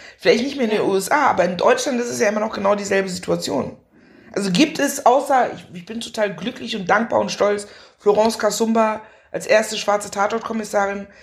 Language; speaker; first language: German; early bilingual, other home language; Akan